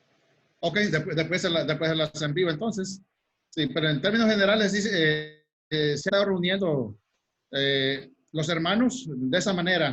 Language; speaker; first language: Spanish; native; Spanish